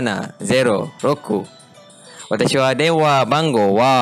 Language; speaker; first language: Japanese; non-native, learner; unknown